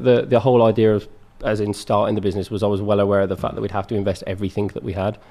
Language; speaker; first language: English; native; English